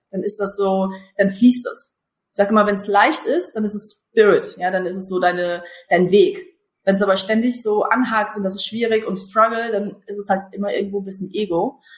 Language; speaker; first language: German; early bilingual, other home language; Russian